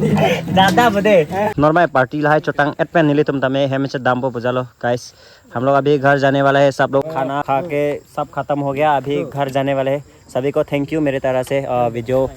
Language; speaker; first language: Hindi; non-native, local second language; Karbi